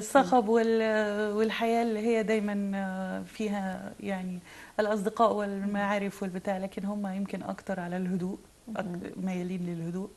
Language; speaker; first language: Arabic; native; Arabic